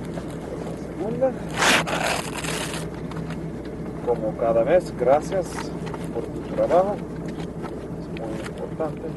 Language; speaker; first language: Spanish; non-native, learner; English